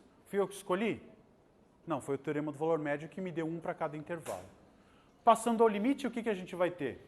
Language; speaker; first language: Portuguese; native; Portuguese